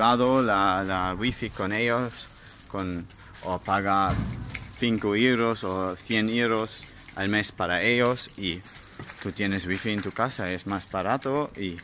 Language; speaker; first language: Spanish; non-native, learner; German